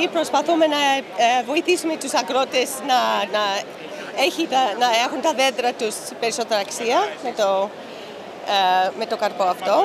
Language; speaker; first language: Greek; non-native, learner; English